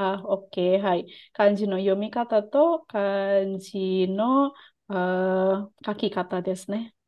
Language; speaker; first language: Japanese; non-native, fluent; Indonesian